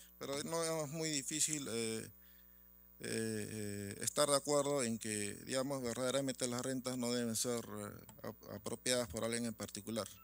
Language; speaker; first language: Spanish; native; Spanish